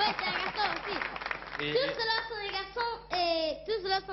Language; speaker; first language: French; non-native, learner; English